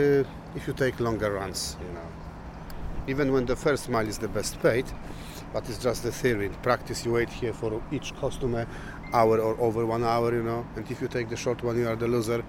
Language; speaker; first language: English; non-native, learner; Polish